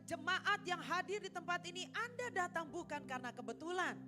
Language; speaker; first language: Indonesian; native; Indonesian